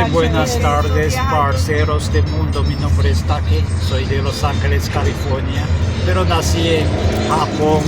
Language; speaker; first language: Spanish; non-native, fluent; Japanese